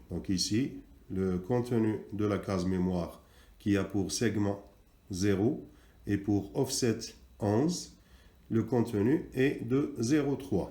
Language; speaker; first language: French; non-native, local second language; Arabic